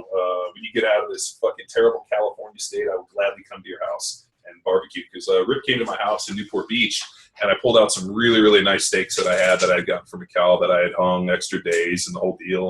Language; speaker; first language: English; native; English